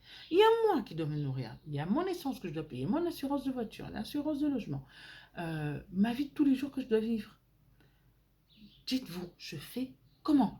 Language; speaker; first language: French; native; French